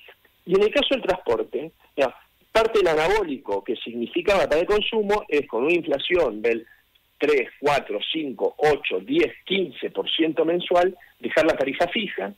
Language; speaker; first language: Spanish; native; Spanish